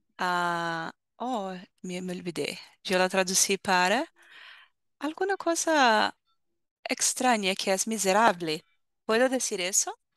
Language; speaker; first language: Spanish; non-native, fluent; Portuguese